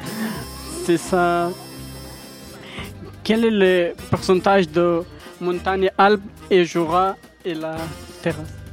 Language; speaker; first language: French; non-native, learner; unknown